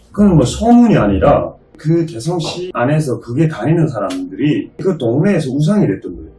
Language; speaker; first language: Korean; native; Korean